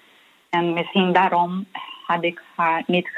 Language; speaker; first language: Dutch; early bilingual, heritage; Portuguese